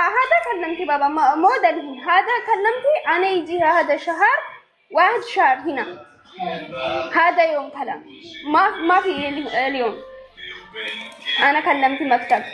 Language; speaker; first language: Arabic; non-native, learner; Amharic